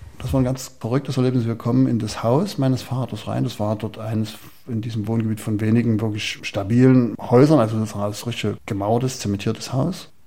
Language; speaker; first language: German; native; German